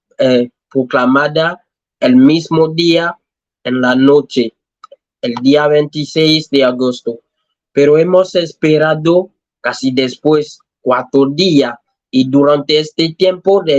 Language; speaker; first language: Spanish; non-native, learner; French